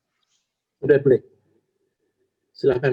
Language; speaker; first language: Indonesian; native; Indonesian